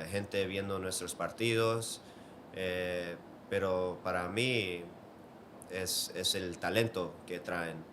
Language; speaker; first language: Spanish; early bilingual, heritage; English